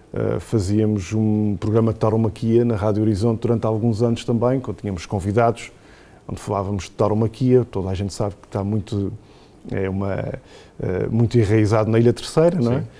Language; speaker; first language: Portuguese; native; Portuguese